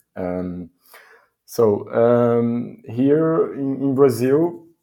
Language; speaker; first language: English; non-native, fluent; Portuguese